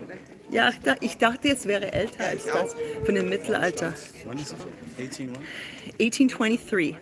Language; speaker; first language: German; non-native, learner; English